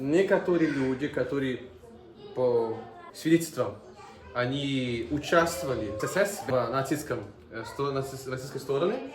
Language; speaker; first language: Russian; non-native, fluent; Portuguese